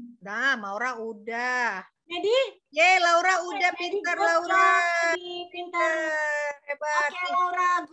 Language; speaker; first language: Indonesian; native; Indonesian